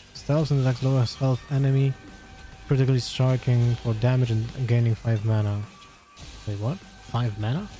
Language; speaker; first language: English; non-native, fluent; Polish